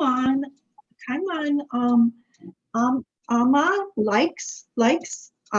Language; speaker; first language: Spanish; non-native, learner; English